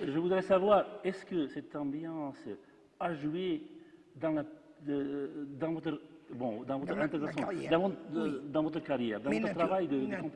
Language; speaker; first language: French; non-native, fluent; Macedonian